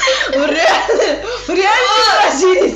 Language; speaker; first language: Russian; non-native, local second language; Uzbek